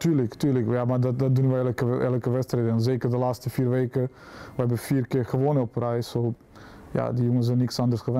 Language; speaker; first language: Dutch; non-native, fluent; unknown